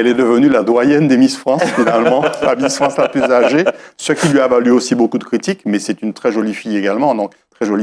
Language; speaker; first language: French; native; French